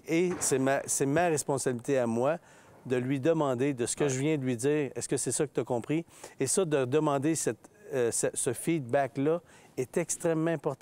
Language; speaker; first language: French; native; French